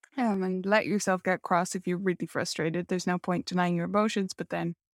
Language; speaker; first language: English; native; English